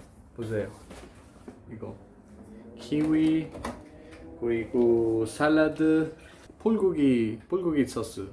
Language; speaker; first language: Korean; non-native, learner; Spanish